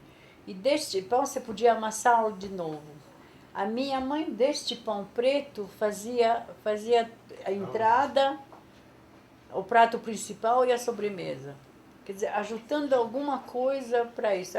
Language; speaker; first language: Portuguese; non-native, fluent; Polish